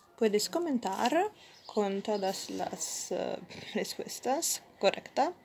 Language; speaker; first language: Spanish; non-native, learner; Italian